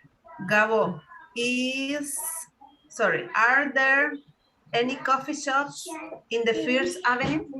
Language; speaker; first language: English; non-native, learner; Spanish